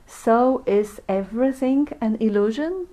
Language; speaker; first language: English; non-native, fluent; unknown